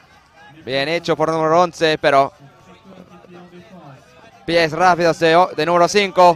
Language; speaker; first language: Spanish; non-native, fluent; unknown